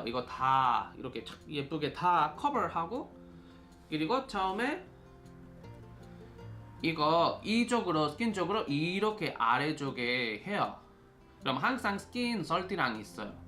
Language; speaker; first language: Korean; non-native, fluent; Spanish